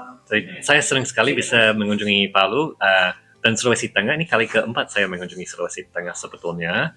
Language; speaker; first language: Indonesian; non-native, fluent; English